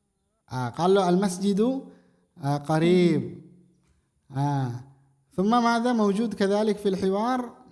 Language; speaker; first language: Arabic; non-native, fluent; Indonesian